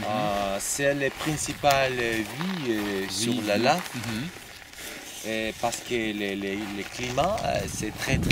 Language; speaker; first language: French; non-native, learner; Spanish